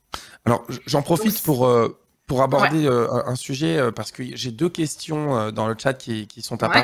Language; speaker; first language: French; native; French